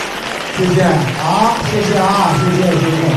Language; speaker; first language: Chinese; native; Chinese